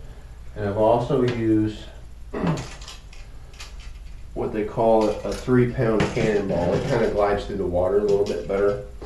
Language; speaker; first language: English; native; English